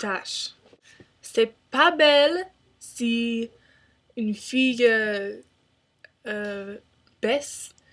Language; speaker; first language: French; non-native, learner; English